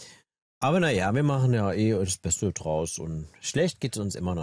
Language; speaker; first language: German; native; German